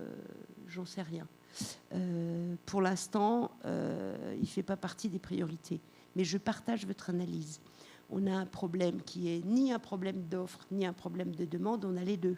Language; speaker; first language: French; native; French